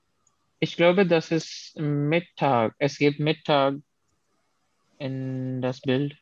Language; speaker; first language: German; non-native, learner; Urdu